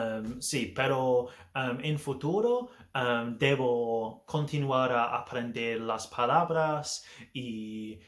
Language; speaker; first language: Spanish; non-native, learner; English